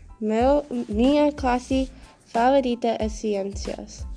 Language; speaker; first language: Portuguese; non-native, learner; English